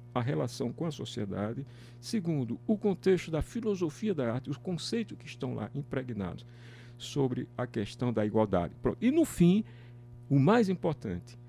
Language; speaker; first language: Portuguese; native; Portuguese